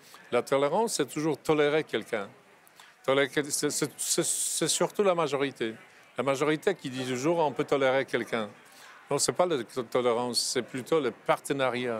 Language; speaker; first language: French; non-native, fluent; Polish